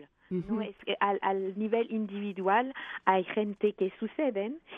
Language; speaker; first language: Spanish; non-native, fluent; French